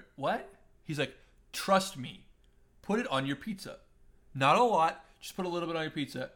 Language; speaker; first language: English; native; English